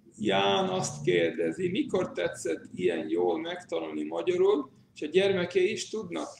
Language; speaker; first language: Hungarian; non-native, fluent; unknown